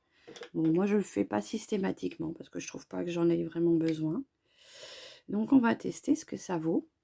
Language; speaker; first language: French; native; French